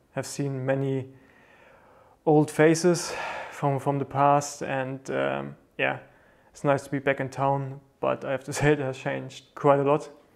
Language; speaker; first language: English; non-native, fluent; German